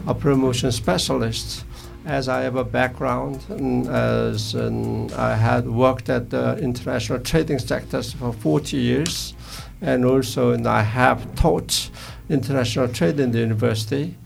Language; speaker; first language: English; non-native, learner; Korean